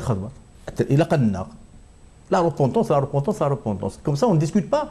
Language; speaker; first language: French; non-native, local second language; Kabyle